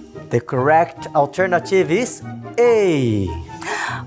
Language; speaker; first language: English; non-native, fluent; Portuguese